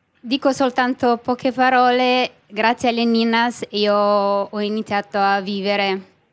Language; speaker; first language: Italian; non-native, fluent; Romanian